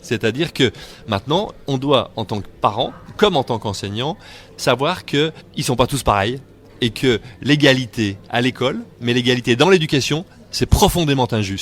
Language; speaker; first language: French; native; French